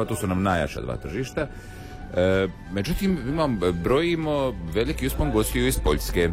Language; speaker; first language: Serbian; native; Serbian